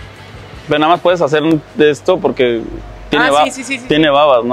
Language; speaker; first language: Spanish; native; Spanish